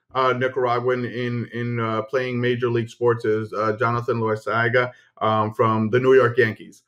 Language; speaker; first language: English; early bilingual, other home language; Spanish